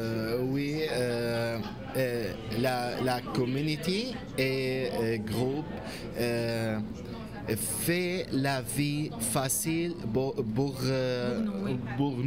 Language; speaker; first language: French; non-native, learner; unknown